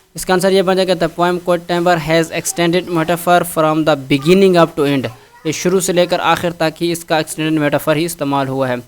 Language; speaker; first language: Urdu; non-native, local second language; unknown